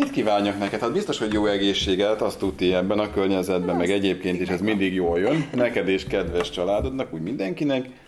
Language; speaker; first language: Hungarian; native; Hungarian